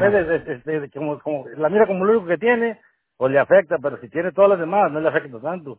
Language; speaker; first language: Spanish; native; Spanish